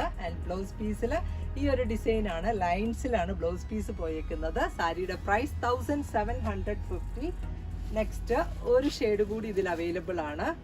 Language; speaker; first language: Malayalam; native; Malayalam